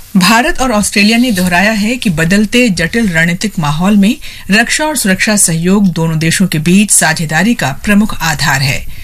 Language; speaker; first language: Hindi; non-native, local second language; Assamese